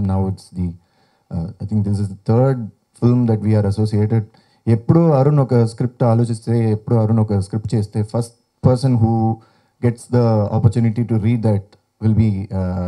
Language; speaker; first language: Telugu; non-native, fluent; Tamil